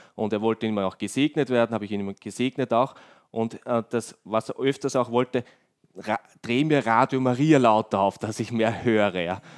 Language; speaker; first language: German; native; German